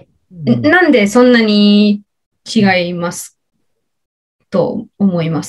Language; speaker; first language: Japanese; non-native, learner; English